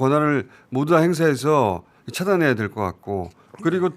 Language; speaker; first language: Korean; native; Korean